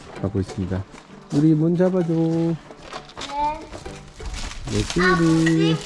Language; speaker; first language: Korean; native; Korean